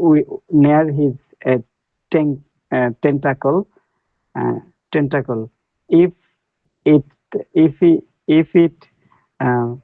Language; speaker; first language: English; non-native, learner; Bangla